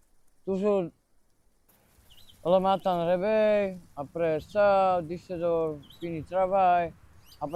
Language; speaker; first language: French; non-native, learner; Slovak